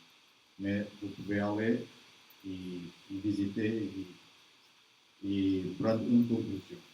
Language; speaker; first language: French; non-native, learner; Portuguese